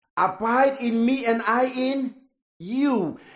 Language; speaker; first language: English; non-native, fluent; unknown